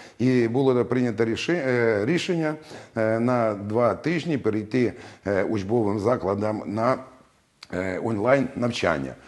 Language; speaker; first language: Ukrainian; native; Ukrainian